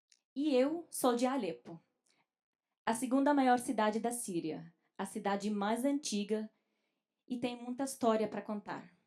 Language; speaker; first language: Portuguese; non-native, fluent; Arabic